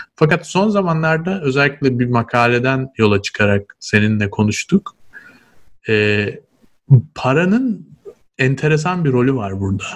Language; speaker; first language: Turkish; native; Turkish